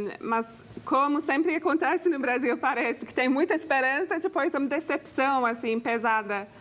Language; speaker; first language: Portuguese; non-native, fluent; English